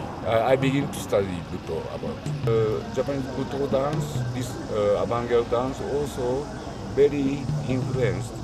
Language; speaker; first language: English; non-native, learner; Japanese